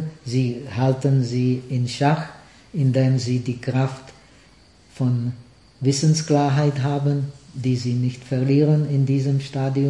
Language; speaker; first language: German; non-native, fluent; Czech